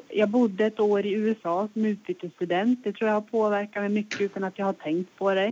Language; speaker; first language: Swedish; native; Swedish